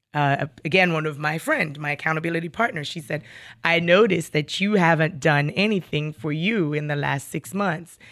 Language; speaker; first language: English; native; English